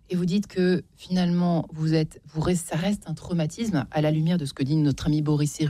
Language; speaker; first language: French; native; French